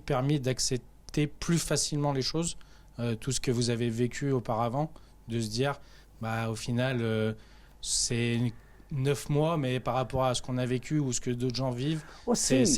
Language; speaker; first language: French; native; French